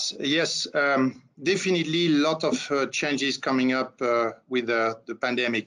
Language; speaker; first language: English; non-native, fluent; French